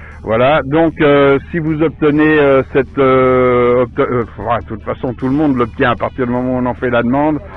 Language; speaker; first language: French; native; French